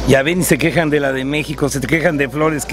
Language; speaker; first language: Spanish; native; Spanish